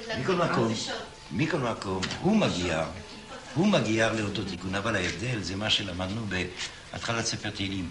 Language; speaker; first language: Hebrew; non-native, fluent; French